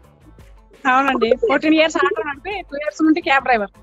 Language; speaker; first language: Telugu; native; Telugu